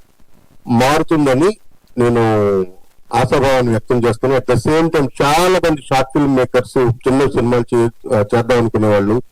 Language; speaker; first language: Telugu; native; Telugu